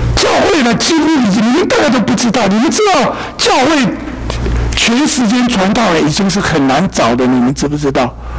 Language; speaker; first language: Chinese; native; Chinese